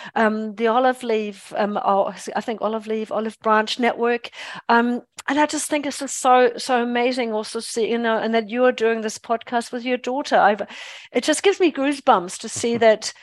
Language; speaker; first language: English; non-native, fluent; German